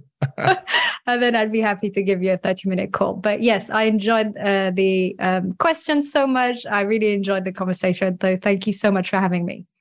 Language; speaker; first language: English; non-native, fluent; French